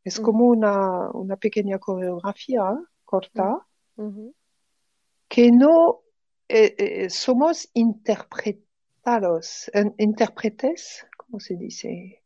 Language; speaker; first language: Spanish; non-native, fluent; French